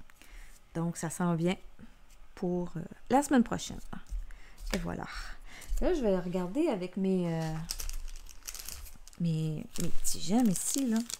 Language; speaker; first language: French; native; French